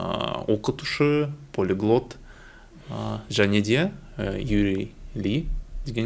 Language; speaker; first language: Kazakh; non-native, learner; Russian